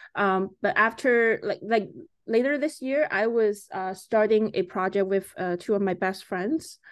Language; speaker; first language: English; early bilingual, other home language; Chinese